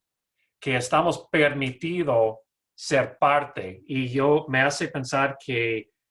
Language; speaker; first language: Spanish; non-native, learner; English